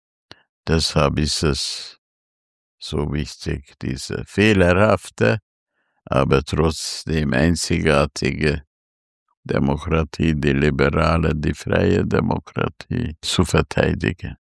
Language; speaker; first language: German; non-native, fluent; Hungarian